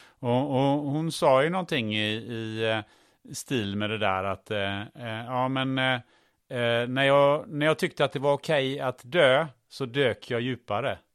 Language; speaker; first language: Swedish; early bilingual, other home language; German